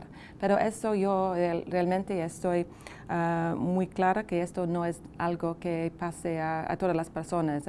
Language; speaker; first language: Spanish; non-native, fluent; English